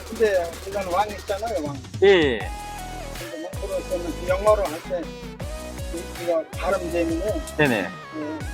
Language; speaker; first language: Korean; non-native, learner; Mongolian